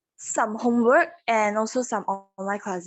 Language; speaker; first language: English; non-native, learner; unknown